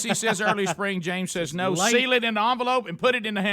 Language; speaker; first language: English; native; English